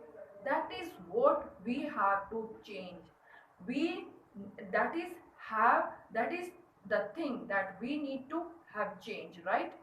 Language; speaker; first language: English; non-native, learner; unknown